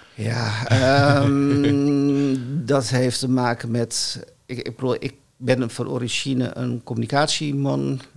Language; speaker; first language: Dutch; native; Dutch